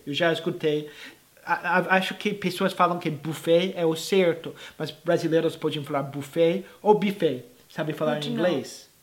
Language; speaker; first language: Portuguese; non-native, fluent; English